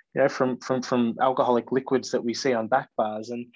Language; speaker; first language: English; native; English